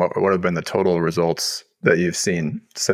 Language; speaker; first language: English; native; English